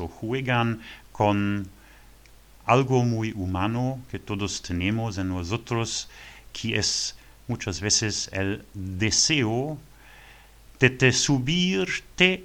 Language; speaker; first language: Spanish; non-native, learner; French